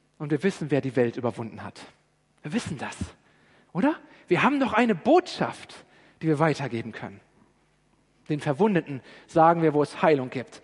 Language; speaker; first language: German; native; German